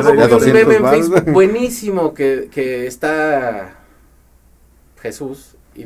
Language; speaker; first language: Spanish; native; Spanish